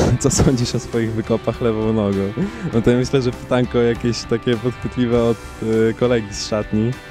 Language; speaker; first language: Polish; early bilingual, other home language; Ukrainian